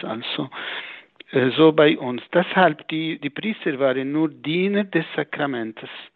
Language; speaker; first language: German; non-native, fluent; Arabic